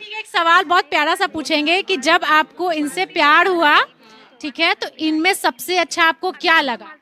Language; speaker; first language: Hindi; native; Hindi